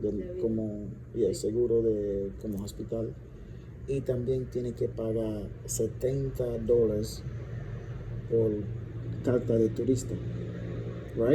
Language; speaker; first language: Spanish; non-native, learner; English